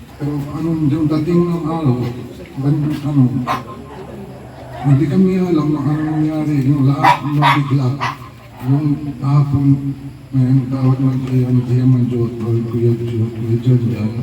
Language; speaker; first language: Filipino; non-native, learner; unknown